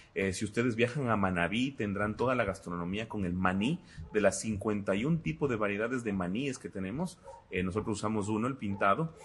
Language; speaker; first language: Spanish; native; Spanish